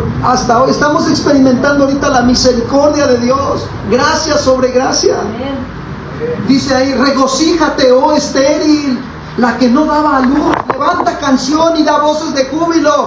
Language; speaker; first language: Spanish; native; Spanish